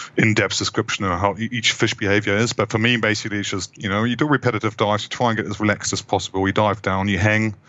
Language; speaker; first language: English; non-native, fluent; German